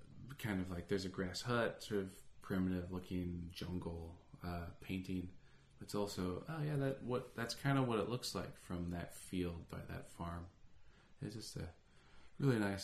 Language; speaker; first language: English; native; English